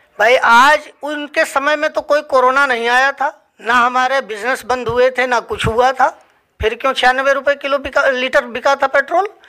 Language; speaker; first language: Hindi; native; Hindi